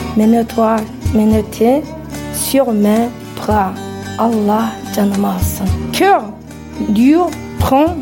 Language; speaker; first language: French; non-native, fluent; Turkish